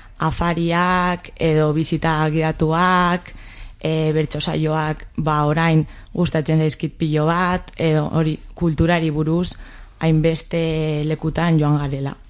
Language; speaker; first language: Basque; non-native, local second language; Spanish